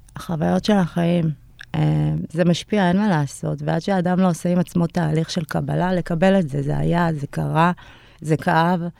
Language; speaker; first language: Hebrew; early bilingual, other home language; Amharic